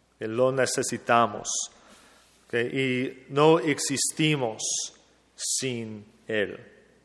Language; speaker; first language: Spanish; non-native, fluent; English